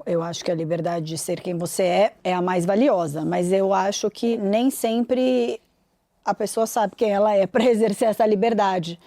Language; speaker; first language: Portuguese; native; Portuguese